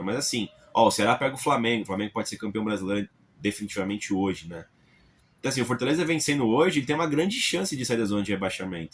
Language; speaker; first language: Portuguese; native; Portuguese